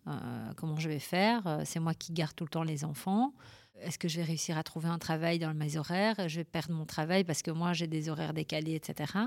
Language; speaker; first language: French; native; French